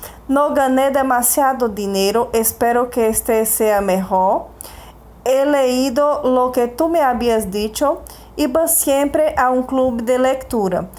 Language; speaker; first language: Spanish; non-native, fluent; Portuguese